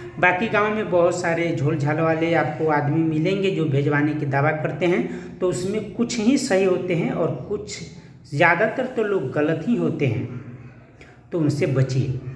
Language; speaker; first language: Hindi; native; Hindi